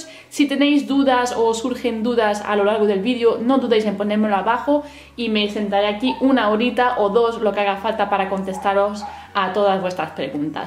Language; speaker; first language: Spanish; native; Spanish